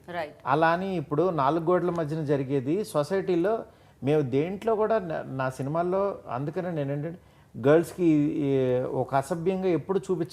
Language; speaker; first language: Telugu; native; Telugu